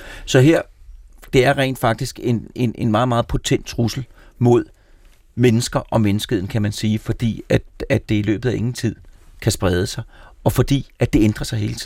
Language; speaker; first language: Danish; native; Danish